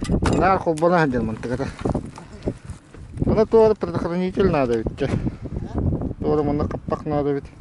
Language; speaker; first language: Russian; non-native, local second language; Yakut